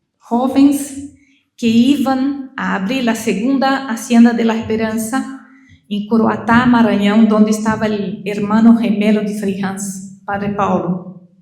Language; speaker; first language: Spanish; non-native, learner; Portuguese